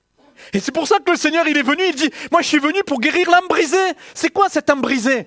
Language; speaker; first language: French; native; French